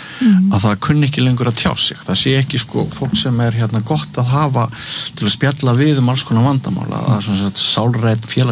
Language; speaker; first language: Icelandic; native; Icelandic